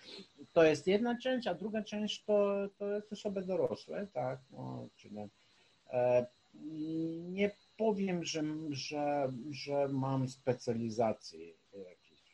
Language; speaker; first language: Polish; non-native, fluent; Ukrainian